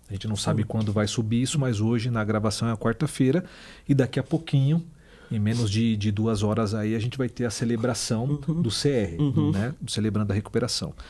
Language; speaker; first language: Portuguese; native; Portuguese